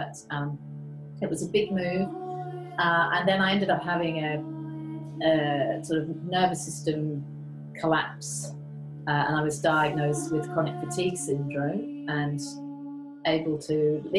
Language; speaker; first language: English; native; English